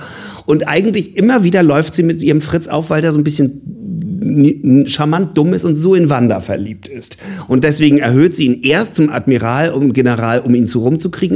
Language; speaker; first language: German; native; German